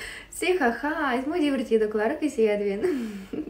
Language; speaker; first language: Spanish; non-native, fluent; Russian